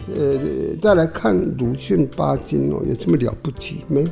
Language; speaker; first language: Chinese; non-native, local second language; Min Nan Chinese